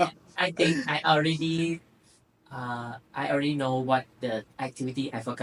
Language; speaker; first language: English; non-native, learner; Thai